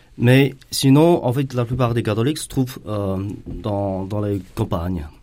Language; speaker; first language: French; non-native, fluent; Chinese